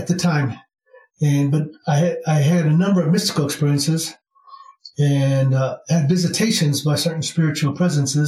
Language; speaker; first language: English; native; English